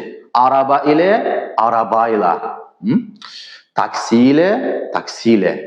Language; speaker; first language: Turkish; non-native, fluent; Uzbek